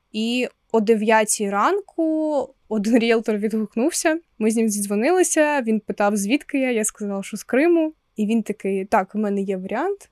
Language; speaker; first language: Ukrainian; non-native, local second language; Russian